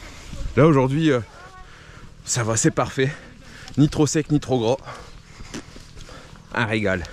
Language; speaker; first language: French; native; French